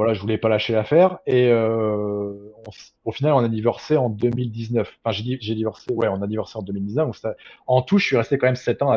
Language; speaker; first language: French; native; French